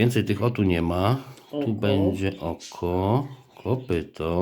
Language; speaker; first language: Polish; native; Polish